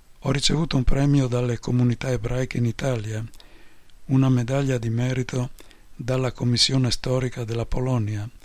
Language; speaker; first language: Italian; non-native, fluent; Polish